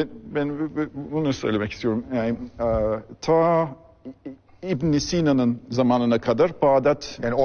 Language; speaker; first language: Turkish; non-native, fluent; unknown